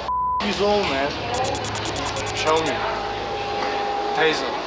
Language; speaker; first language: English; native; English